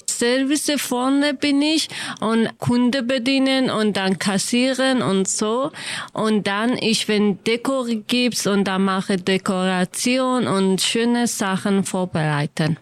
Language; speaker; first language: German; non-native, learner; Kurdish